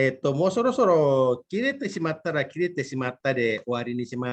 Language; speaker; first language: Japanese; non-native, fluent; Indonesian